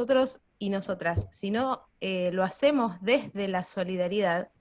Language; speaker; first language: Spanish; native; Spanish